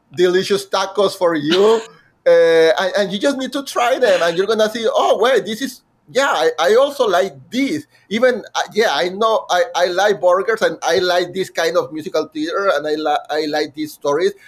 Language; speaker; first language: English; non-native, fluent; Spanish